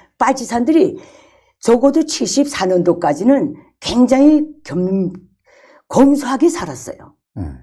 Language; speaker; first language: Korean; early bilingual, other home language; Chinese